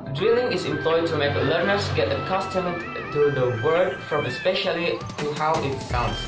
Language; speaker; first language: English; non-native, learner; Indonesian